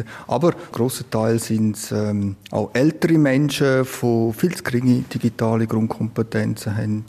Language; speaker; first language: German; native; German